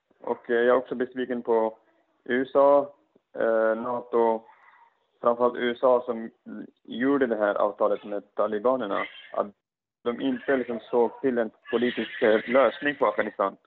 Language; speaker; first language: Swedish; non-native, fluent; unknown